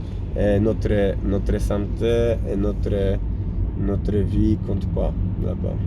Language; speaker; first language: French; non-native, fluent; Polish